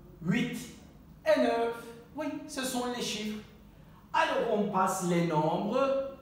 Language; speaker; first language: French; non-native, fluent; Turkish